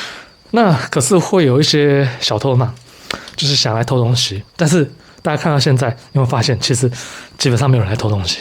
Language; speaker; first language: Chinese; native; Chinese